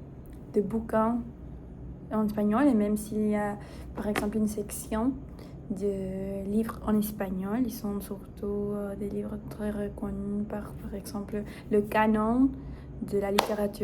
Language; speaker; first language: French; non-native, fluent; Spanish